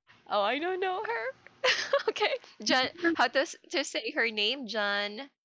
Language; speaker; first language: English; native; English